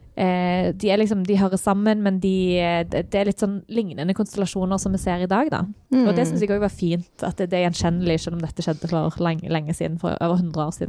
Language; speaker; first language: Norwegian; native; Norwegian